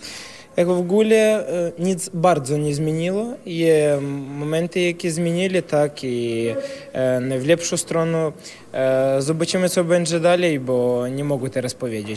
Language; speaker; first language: Polish; non-native, learner; Ukrainian